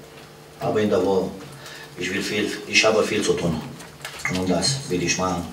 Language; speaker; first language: German; non-native, fluent; Romanian